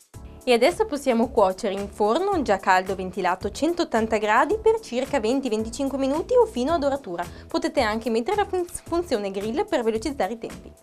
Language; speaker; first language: Italian; native; Italian